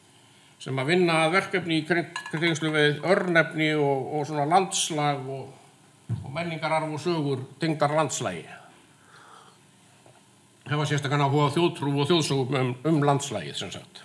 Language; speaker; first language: Icelandic; native; Icelandic